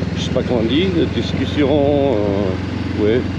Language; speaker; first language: French; non-native, fluent; English